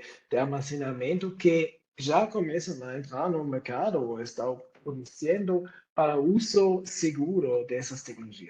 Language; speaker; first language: Portuguese; non-native, fluent; German